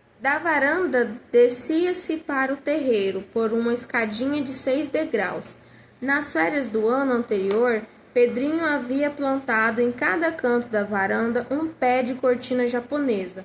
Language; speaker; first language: Portuguese; native; Portuguese